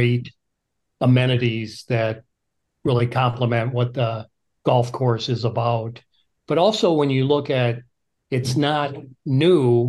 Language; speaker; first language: English; native; English